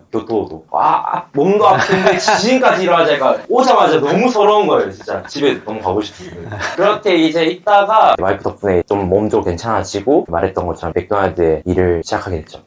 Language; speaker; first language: Korean; native; Korean